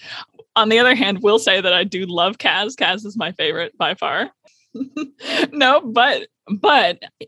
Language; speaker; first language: English; native; English